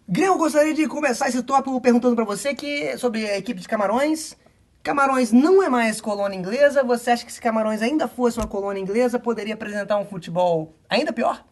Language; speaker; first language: Portuguese; native; Portuguese